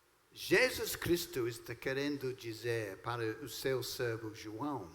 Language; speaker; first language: Portuguese; non-native, fluent; English